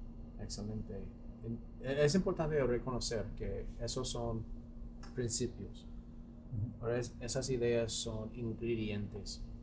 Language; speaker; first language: Spanish; non-native, fluent; English